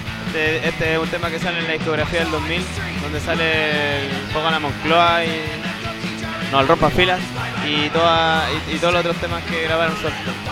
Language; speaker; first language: Spanish; native; Spanish